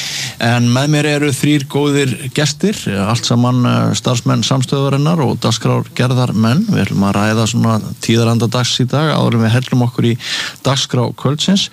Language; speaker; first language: Icelandic; native; Icelandic